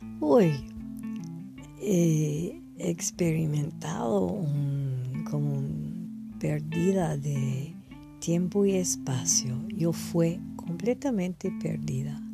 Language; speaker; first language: Spanish; non-native, fluent; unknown